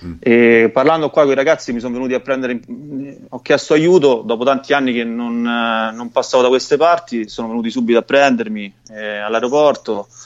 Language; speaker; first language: Italian; native; Italian